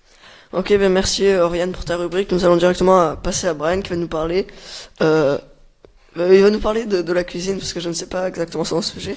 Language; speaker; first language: French; native; French